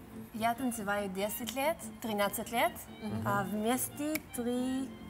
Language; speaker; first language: Russian; non-native, learner; Hebrew